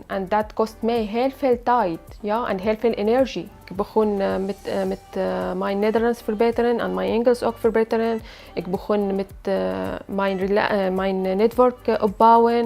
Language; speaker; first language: Dutch; non-native, learner; Arabic